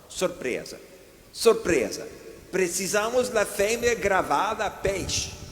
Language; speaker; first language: Portuguese; non-native, fluent; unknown